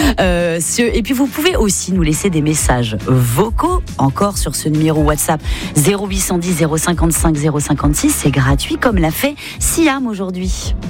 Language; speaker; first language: French; native; French